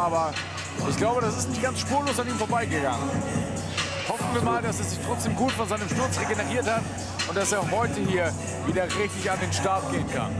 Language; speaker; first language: German; native; German